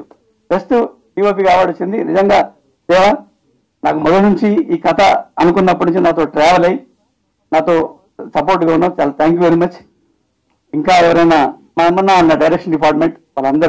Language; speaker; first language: Telugu; native; Telugu